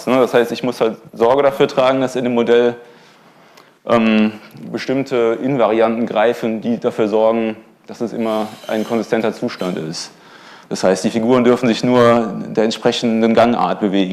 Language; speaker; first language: German; native; German